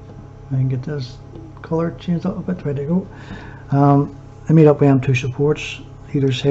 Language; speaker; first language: English; native; English